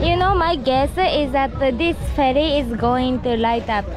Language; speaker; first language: English; non-native, fluent; Japanese